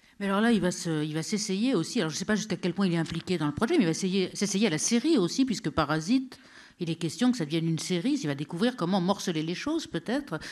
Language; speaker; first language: French; native; French